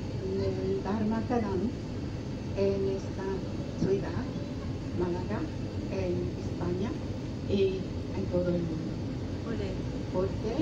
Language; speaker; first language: Spanish; non-native, fluent; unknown